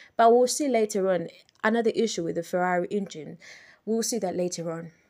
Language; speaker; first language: English; non-native, local second language; Ganda